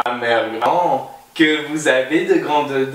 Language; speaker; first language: French; native; French